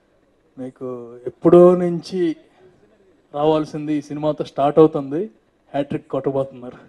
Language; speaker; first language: Telugu; native; Telugu